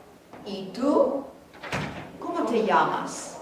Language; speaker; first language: Spanish; non-native, fluent; English